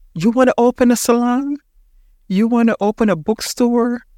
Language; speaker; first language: English; early bilingual, heritage; Spanish